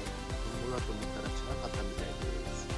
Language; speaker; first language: Japanese; native; Japanese